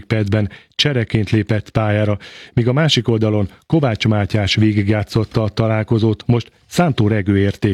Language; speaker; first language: Hungarian; native; Hungarian